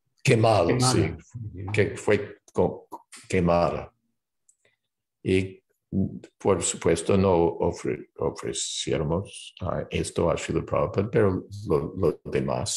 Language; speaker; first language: Spanish; non-native, fluent; English